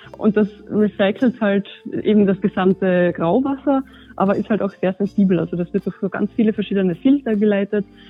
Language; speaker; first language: German; native; German